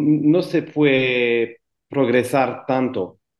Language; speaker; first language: Spanish; non-native, fluent; French